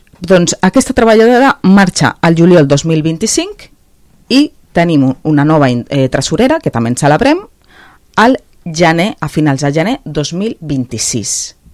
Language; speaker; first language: Catalan; native; Catalan